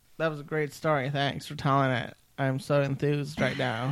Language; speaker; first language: English; early bilingual, other home language; Spanish